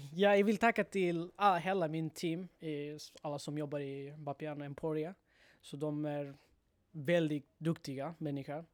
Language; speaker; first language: Swedish; non-native, learner; Bangla